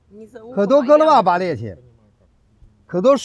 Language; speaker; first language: Russian; non-native, learner; Chinese